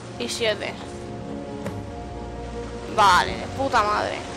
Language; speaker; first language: Spanish; native; Spanish